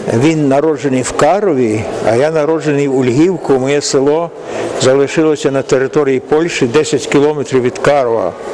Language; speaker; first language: Ukrainian; native; Ukrainian